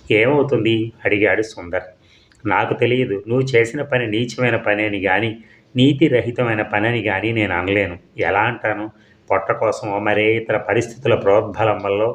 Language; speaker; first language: Telugu; native; Telugu